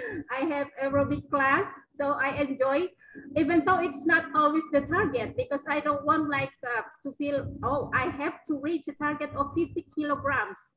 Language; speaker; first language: English; non-native, fluent; Indonesian